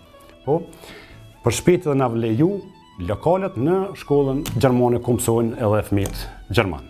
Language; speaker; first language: Albanian; native; Albanian